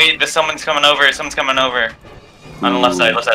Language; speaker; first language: English; native; English